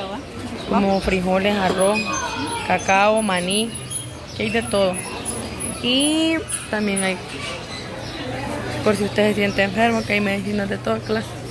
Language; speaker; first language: Spanish; native; Spanish